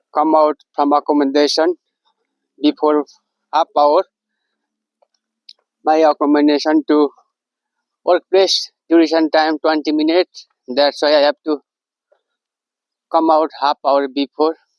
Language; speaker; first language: English; non-native, learner; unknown